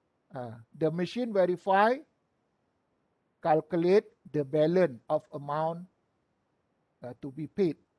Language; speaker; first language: English; non-native, local second language; Malay